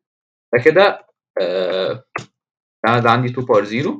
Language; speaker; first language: Arabic; native; Arabic